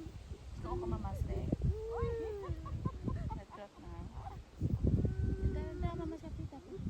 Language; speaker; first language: Swedish; non-native, learner; Cebuano